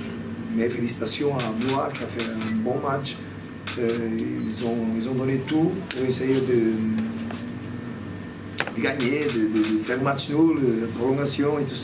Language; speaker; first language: French; non-native, fluent; Portuguese